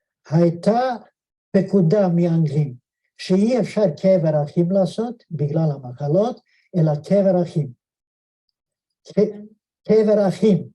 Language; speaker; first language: Hebrew; non-native, fluent; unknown